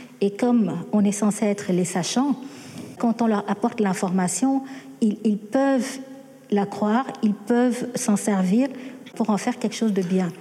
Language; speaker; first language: French; non-native, local second language; Wolof